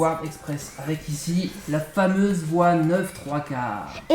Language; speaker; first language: French; native; French